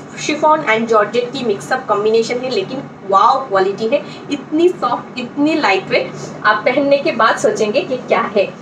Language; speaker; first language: Hindi; non-native, local second language; Bangla